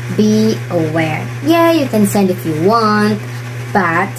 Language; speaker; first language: English; non-native, local second language; Cebuano